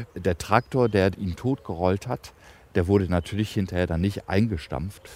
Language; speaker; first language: German; native; German